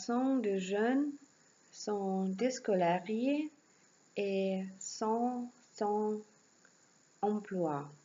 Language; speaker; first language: French; non-native, learner; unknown